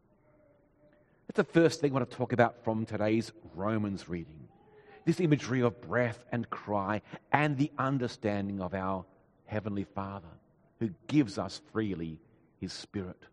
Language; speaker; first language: English; native; English